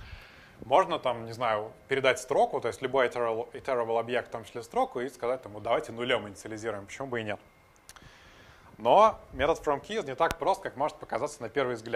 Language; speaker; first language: Russian; native; Russian